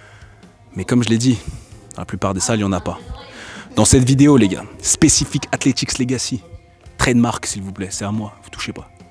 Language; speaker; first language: French; native; French